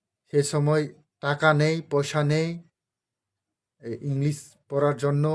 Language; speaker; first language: Bangla; non-native, local second language; Kok Borok